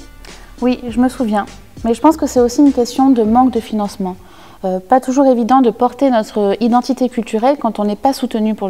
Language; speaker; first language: French; native; French